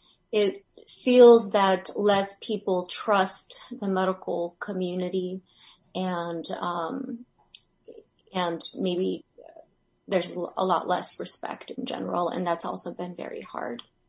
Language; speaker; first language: English; early bilingual, other home language; Russian